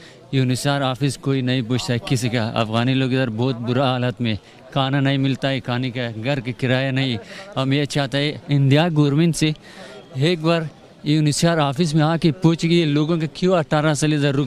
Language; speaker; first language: Hindi; non-native, learner; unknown